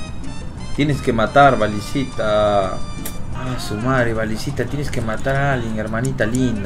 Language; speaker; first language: Spanish; native; Spanish